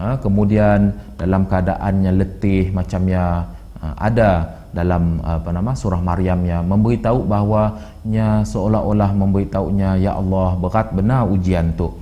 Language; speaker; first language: Malay; native; Malay